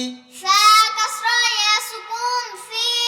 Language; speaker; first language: Arabic; non-native, learner; Bangla